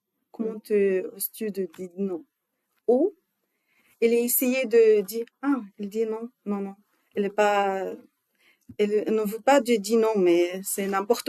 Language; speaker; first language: French; non-native, learner; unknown